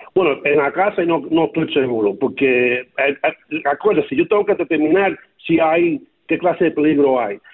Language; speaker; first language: Spanish; early bilingual, other home language; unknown